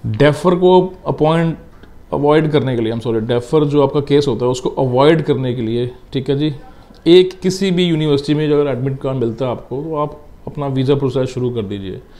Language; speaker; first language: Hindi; non-native, local second language; Punjabi